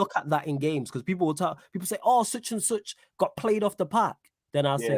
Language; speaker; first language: English; native; English